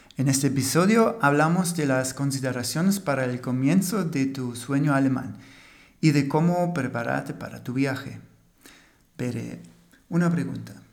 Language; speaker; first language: Spanish; non-native, fluent; German